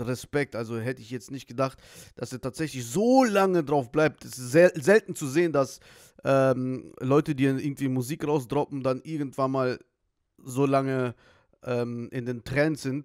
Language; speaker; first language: German; native; German